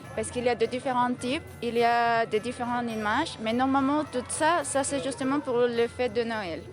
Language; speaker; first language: French; non-native, fluent; Spanish